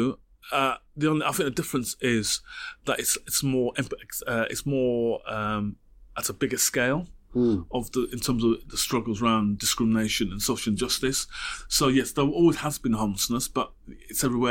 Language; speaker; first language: English; native; English